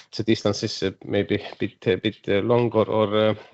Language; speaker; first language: English; non-native, fluent; Estonian